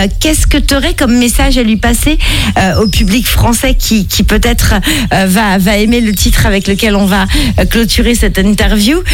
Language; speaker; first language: French; native; French